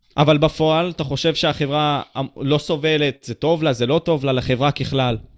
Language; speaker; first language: Hebrew; native; Hebrew